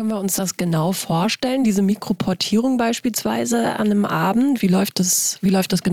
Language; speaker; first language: German; native; German